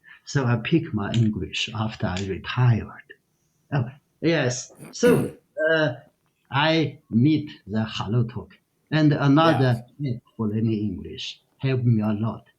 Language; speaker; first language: English; non-native, learner; Chinese